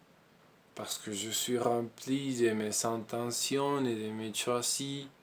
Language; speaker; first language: French; non-native, learner; Spanish